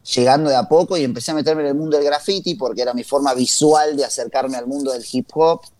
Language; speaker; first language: Spanish; native; Spanish